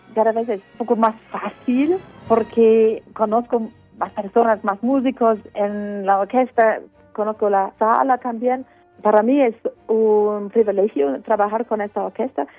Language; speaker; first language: Spanish; non-native, fluent; English